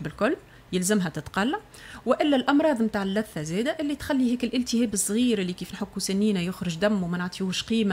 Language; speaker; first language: Arabic; native; Arabic